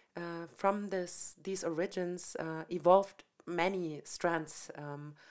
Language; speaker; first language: English; non-native, fluent; German